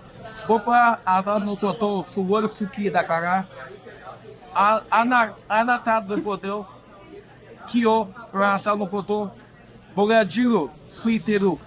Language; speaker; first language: Japanese; non-native, learner; Portuguese